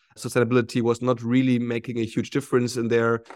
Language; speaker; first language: English; non-native, fluent; German